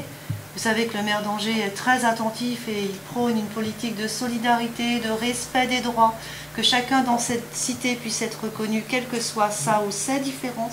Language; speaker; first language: French; native; French